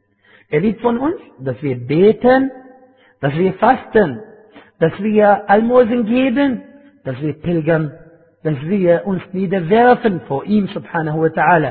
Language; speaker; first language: German; non-native, fluent; Arabic